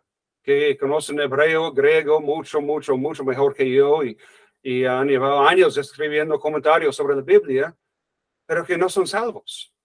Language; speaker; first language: Spanish; non-native, fluent; English